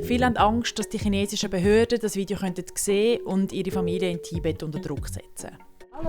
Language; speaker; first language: German; native; German